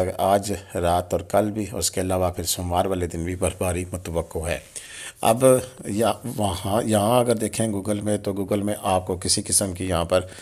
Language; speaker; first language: Urdu; non-native, local second language; Pahari-Potwari